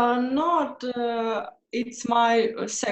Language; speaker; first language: English; non-native, learner; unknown